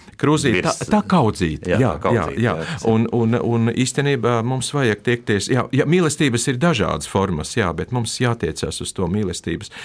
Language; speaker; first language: Latvian; non-native, local second language; Russian